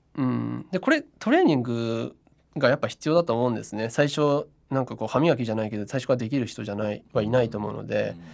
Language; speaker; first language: Japanese; native; Japanese